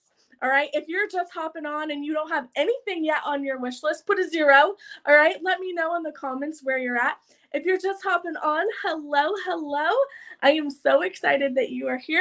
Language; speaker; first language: English; native; English